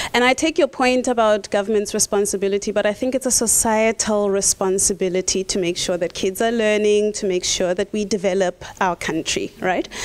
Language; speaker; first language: English; non-native, local second language; Tswana